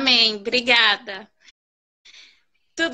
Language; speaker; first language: Portuguese; native; Portuguese